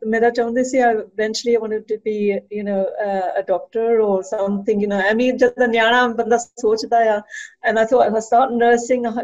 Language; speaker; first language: English; early bilingual, other home language; Punjabi